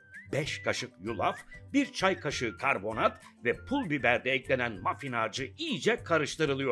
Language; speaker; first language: Turkish; native; Turkish